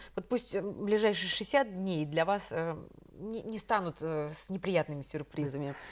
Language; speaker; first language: Russian; native; Russian